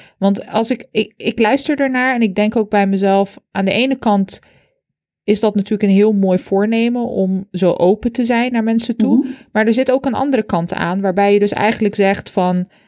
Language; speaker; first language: Dutch; early bilingual, other home language; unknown